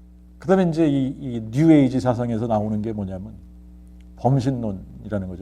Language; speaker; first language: Korean; native; Korean